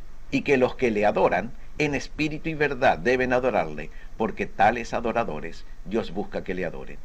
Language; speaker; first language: Spanish; native; Spanish